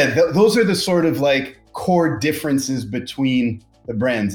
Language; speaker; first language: English; native; English